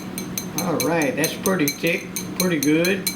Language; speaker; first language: English; native; English